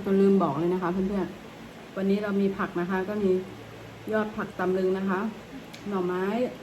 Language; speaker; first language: Thai; native; Thai